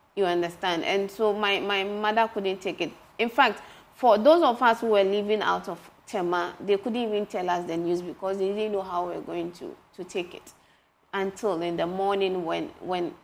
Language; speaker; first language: English; non-native, local second language; Ga